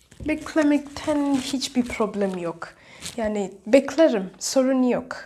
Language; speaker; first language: Turkish; non-native, fluent; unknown